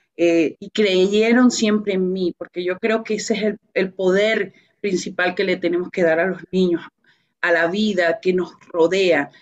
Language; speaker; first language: Spanish; native; Spanish